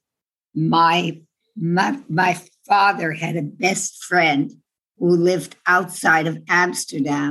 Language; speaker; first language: English; non-native, fluent; Dutch